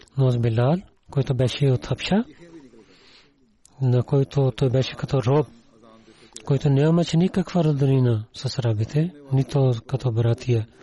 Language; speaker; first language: Bulgarian; non-native, learner; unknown